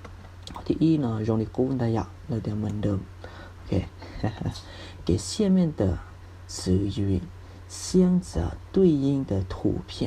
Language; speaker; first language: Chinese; non-native, fluent; Hmong